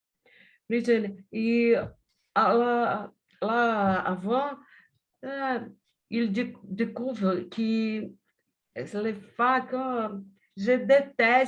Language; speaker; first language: French; non-native, learner; Portuguese